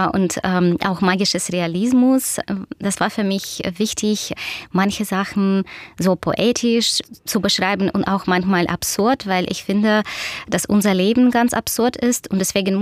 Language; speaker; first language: German; non-native, fluent; Russian